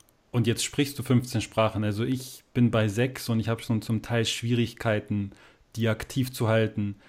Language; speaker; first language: German; native; German